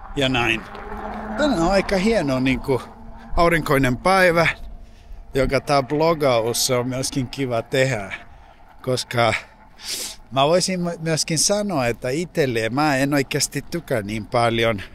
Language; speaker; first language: Finnish; non-native, fluent; English